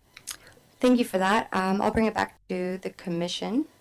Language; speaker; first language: English; native; English